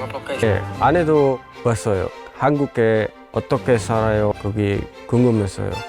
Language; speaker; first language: Korean; non-native, learner; Indonesian